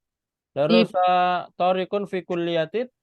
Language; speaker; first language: Arabic; non-native, fluent; Indonesian